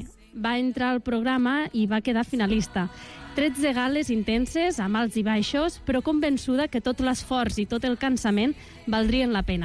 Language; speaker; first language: Catalan; native; Catalan